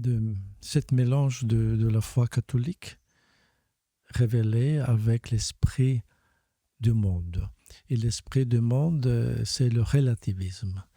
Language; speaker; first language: French; non-native, fluent; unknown